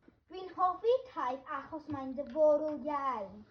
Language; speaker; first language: Welsh; non-native, local second language; English